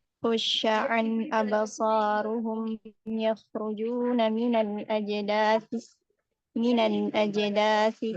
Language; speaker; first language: Arabic; non-native, learner; Indonesian